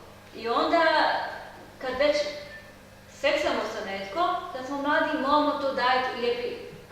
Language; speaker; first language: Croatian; non-native, learner; Hebrew